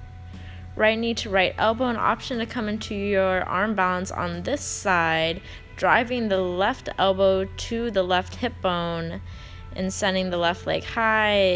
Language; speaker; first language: English; native; English